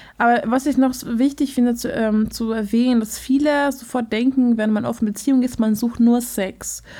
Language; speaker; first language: German; non-native, fluent; Hungarian